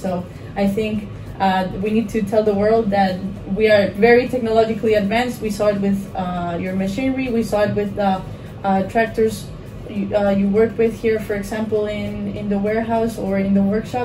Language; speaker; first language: English; non-native, fluent; Spanish